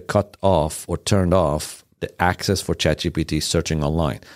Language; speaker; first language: English; non-native, fluent; Persian